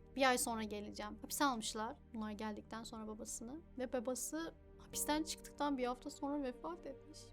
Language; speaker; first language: Turkish; early bilingual, other home language; Chinese